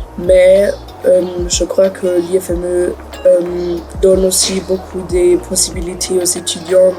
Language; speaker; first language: French; non-native, learner; German